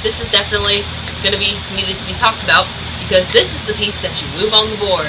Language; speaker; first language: English; native; English